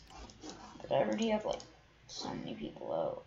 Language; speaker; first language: English; native; English